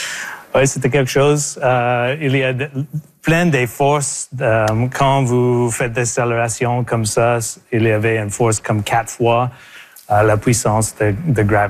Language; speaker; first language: French; non-native, local second language; English